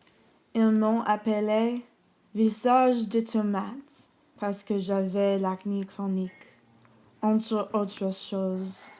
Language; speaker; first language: French; non-native, learner; English